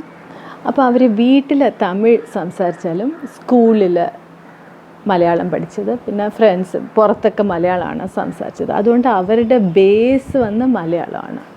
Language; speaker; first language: Malayalam; early bilingual, heritage; Tamil